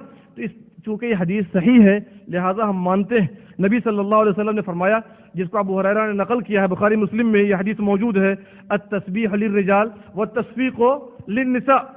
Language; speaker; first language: Urdu; native; Urdu